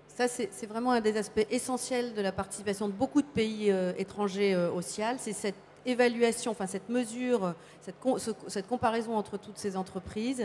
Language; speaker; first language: French; native; French